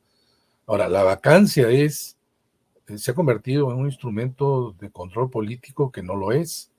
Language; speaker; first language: Spanish; native; Spanish